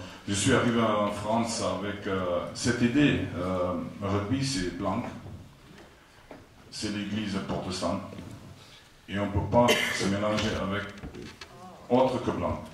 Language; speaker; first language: French; non-native, fluent; Afrikaans